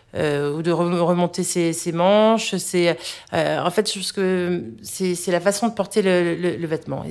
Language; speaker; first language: French; native; French